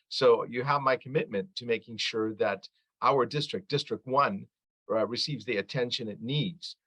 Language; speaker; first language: English; early bilingual, other home language; Arabic